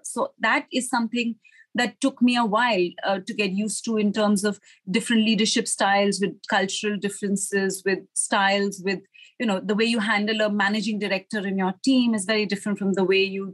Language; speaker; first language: English; non-native, local second language; Hindi